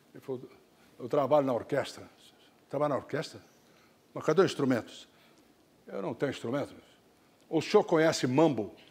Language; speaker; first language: Portuguese; native; Portuguese